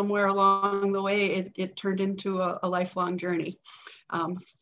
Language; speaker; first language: English; native; English